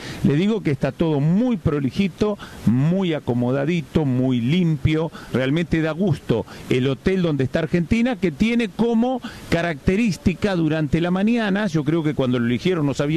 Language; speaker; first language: Spanish; native; Spanish